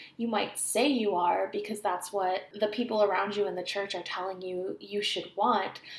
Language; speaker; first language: English; native; English